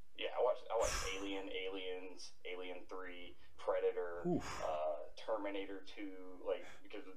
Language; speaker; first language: English; native; English